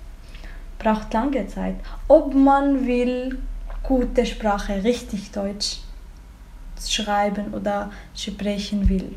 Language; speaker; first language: German; non-native, learner; Arabic